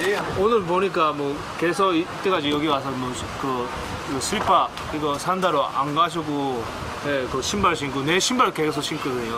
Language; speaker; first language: Korean; early bilingual, heritage; Japanese